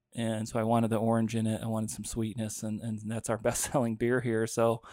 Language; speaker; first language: English; native; English